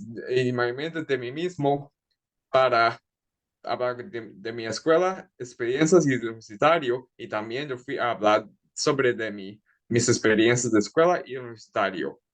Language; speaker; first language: Spanish; early bilingual, heritage; Spanish